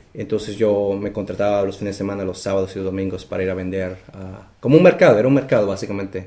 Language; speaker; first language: Spanish; native; Spanish